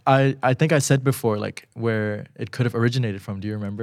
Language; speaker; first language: English; early bilingual, other home language; Thai